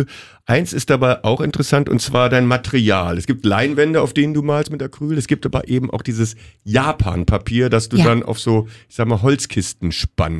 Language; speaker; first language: German; native; German